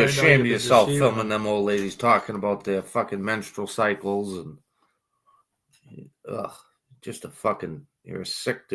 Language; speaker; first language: English; native; English